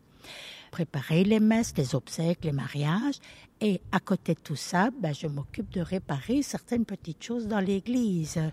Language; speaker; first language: French; early bilingual, other home language; Italian